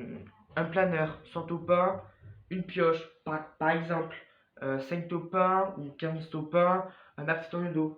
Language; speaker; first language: French; native; French